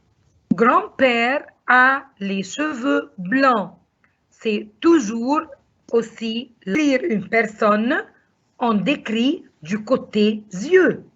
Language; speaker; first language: French; non-native, fluent; Arabic